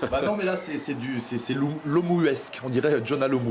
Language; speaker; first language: French; native; French